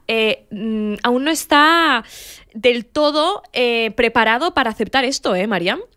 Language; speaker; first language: Spanish; early bilingual, other home language; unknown